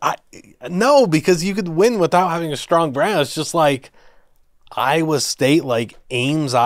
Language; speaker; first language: English; native; English